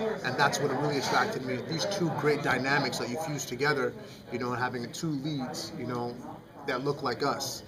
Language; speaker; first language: English; native; English